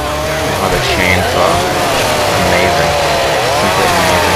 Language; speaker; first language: English; native; English